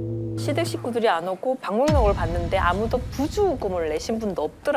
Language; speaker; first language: Korean; native; Korean